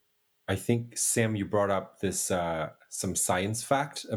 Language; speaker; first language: English; non-native, fluent; Indonesian